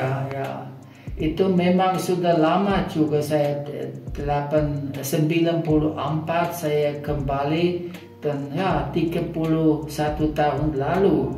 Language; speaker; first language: Indonesian; non-native, fluent; German